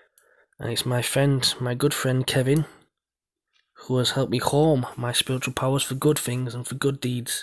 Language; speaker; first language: English; native; English